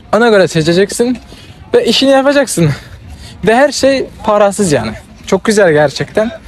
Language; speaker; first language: Turkish; non-native, fluent; Kyrgyz